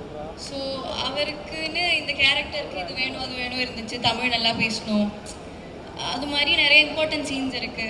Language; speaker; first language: Tamil; non-native, fluent; Malayalam